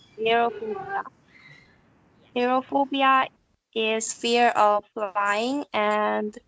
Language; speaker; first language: English; non-native, learner; Korean